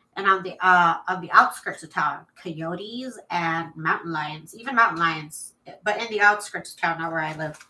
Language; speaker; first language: English; native; English